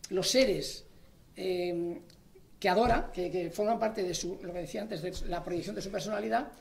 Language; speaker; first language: Spanish; native; Spanish